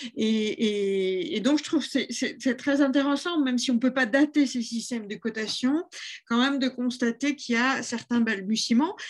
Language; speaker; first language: French; native; French